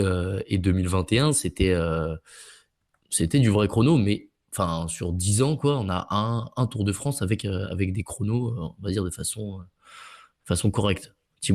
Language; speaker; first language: French; native; French